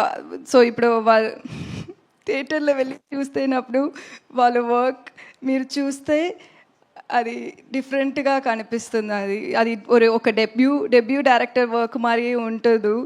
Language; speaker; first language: Telugu; non-native, learner; Tamil